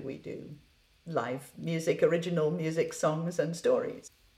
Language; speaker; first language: English; native; English